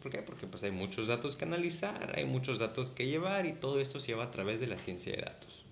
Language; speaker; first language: Spanish; native; Spanish